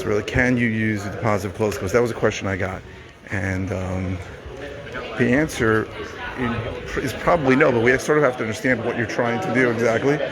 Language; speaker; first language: English; native; English